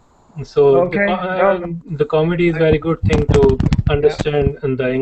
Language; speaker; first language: English; non-native, learner; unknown